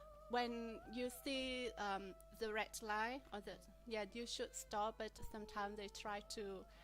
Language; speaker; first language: English; non-native, learner; Vietnamese